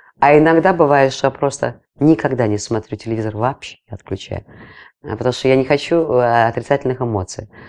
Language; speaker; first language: Russian; non-native, local second language; Latvian